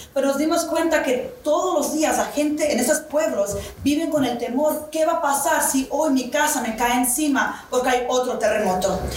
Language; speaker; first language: Spanish; early bilingual, heritage; Spanish